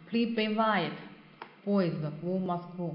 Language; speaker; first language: Russian; non-native, fluent; Chinese